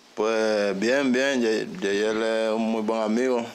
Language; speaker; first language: Spanish; native; Spanish